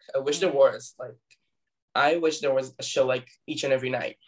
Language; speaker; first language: English; non-native, fluent; Hebrew